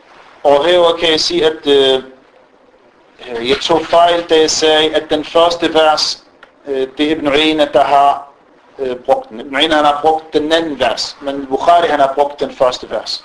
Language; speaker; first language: Danish; non-native, fluent; Arabic